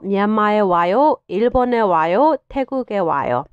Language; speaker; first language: Korean; non-native, fluent; Burmese